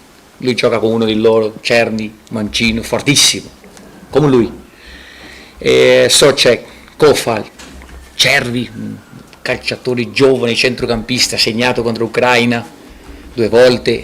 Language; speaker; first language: Italian; non-native, fluent; Portuguese